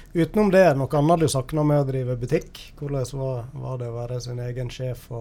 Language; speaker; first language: Norwegian; native; Norwegian